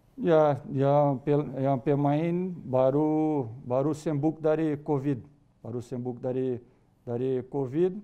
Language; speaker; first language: Indonesian; non-native, fluent; Portuguese